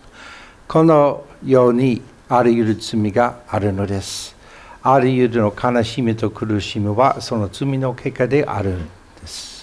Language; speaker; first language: Japanese; non-native, fluent; English